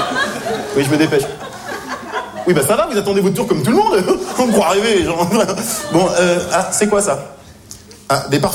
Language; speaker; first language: French; native; French